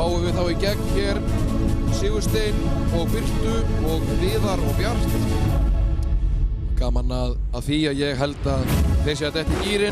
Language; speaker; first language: Icelandic; native; Icelandic